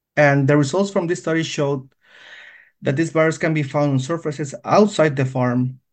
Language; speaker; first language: English; non-native, fluent; Spanish